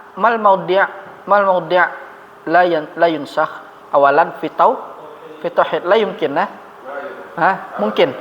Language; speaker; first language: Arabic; non-native, fluent; Indonesian